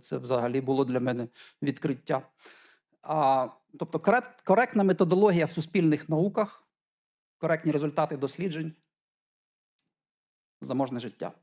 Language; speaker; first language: Ukrainian; native; Ukrainian